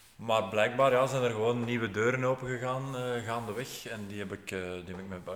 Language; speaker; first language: Dutch; native; Dutch